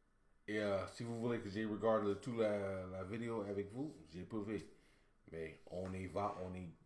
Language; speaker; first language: French; non-native, learner; English